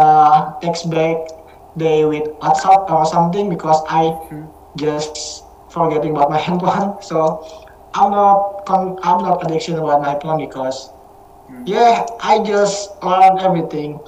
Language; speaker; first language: English; non-native, learner; Indonesian